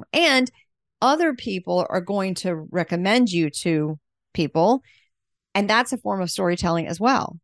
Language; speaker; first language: English; native; English